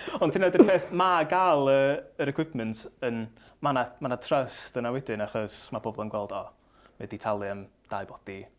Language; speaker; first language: Welsh; native; Welsh